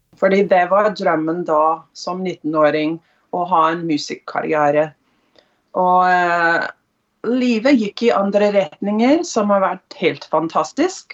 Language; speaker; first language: Norwegian; non-native, fluent; English